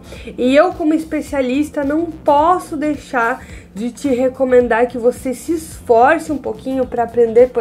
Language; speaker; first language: Portuguese; native; Portuguese